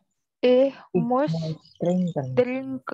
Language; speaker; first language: German; non-native, learner; Indonesian